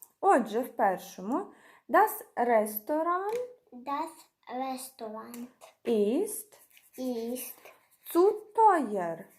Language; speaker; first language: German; non-native, fluent; Ukrainian